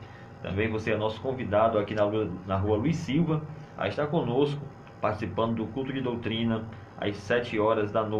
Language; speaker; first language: Portuguese; native; Portuguese